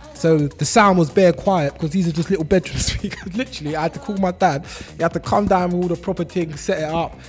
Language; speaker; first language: English; native; English